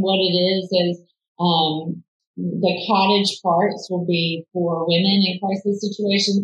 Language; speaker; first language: English; native; English